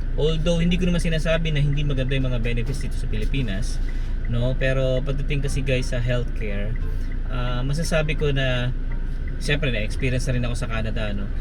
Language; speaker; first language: Filipino; native; Filipino